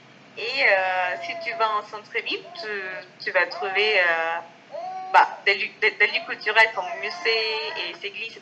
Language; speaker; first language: French; non-native, fluent; Spanish